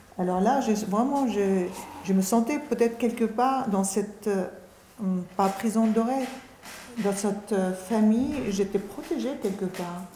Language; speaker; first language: French; non-native, fluent; Arabic